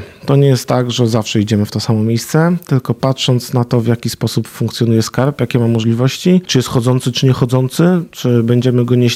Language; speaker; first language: Polish; native; Polish